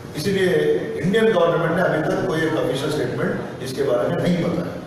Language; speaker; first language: Hindi; non-native, local second language; Telugu